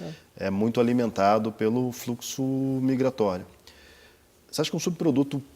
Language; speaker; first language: Portuguese; native; Portuguese